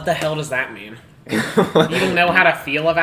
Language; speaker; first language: English; native; English